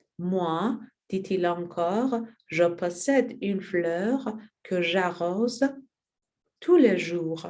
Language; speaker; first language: French; non-native, learner; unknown